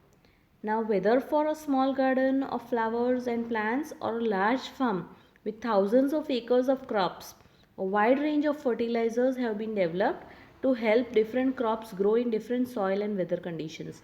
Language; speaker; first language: English; non-native, local second language; Hindi